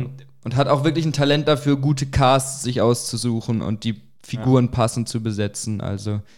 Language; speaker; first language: German; native; German